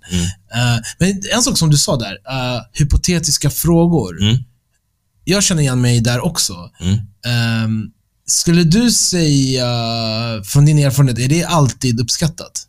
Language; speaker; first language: Swedish; early bilingual, other home language; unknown